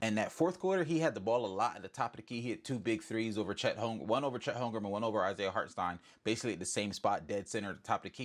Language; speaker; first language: English; native; English